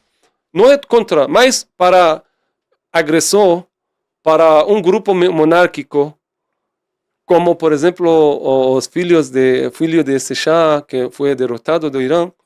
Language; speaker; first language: Portuguese; non-native, fluent; Persian